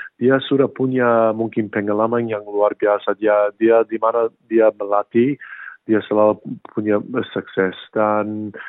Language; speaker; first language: Indonesian; non-native, fluent; English